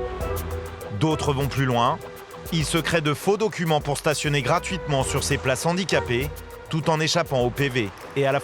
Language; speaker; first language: French; native; French